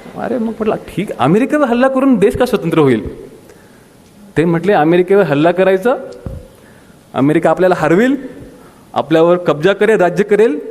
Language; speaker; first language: Marathi; non-native, local second language; Bhili